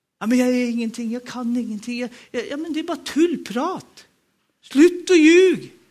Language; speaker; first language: Swedish; native; Swedish